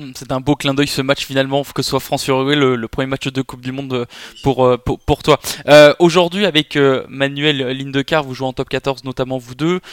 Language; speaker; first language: French; native; French